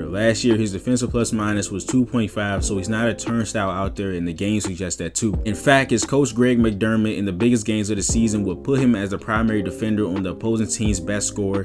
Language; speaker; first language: English; native; English